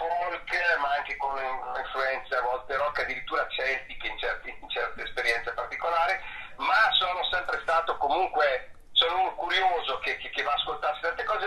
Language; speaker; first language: Italian; native; Italian